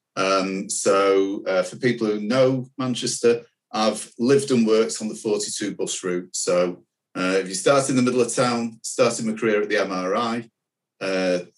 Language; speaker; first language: English; native; English